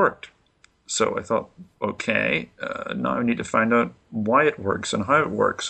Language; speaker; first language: English; native; English